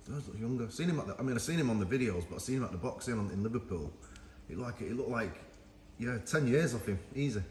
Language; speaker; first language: English; native; English